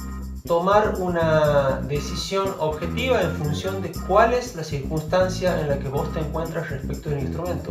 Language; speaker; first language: Spanish; native; Spanish